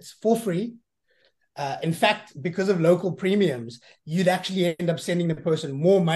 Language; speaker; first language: English; native; English